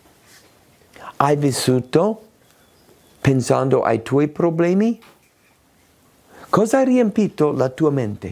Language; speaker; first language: Italian; non-native, fluent; English